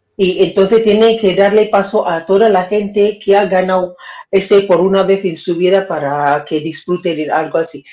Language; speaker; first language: Spanish; non-native, fluent; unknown